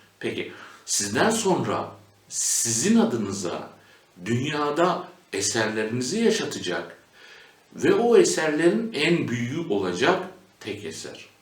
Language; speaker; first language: Turkish; native; Turkish